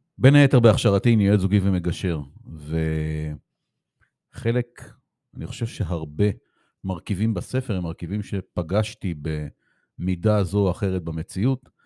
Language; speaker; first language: Hebrew; native; Hebrew